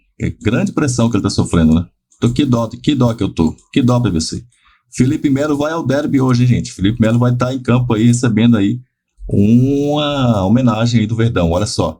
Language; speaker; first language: Portuguese; native; Portuguese